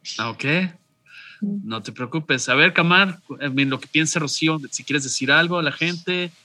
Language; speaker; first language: Spanish; native; Spanish